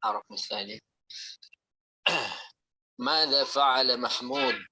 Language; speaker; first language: Arabic; non-native, learner; Indonesian